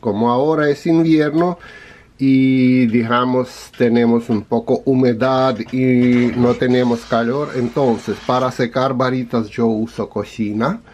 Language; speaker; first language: Spanish; non-native, learner; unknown